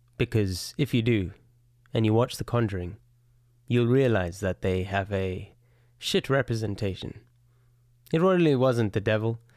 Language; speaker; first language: English; native; English